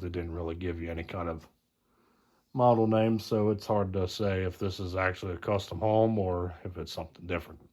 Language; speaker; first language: English; native; English